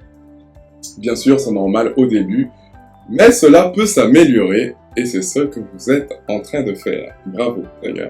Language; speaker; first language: French; native; French